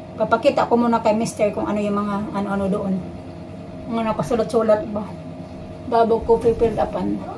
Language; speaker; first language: Filipino; native; Filipino